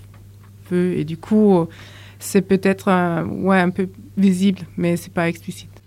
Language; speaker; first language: French; non-native, fluent; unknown